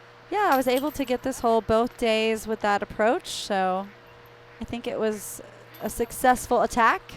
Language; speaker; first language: English; native; English